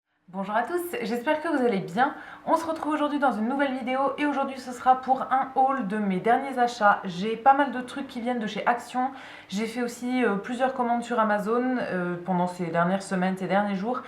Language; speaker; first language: French; native; French